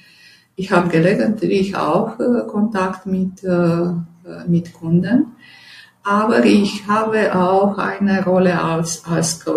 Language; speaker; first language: German; non-native, fluent; Romanian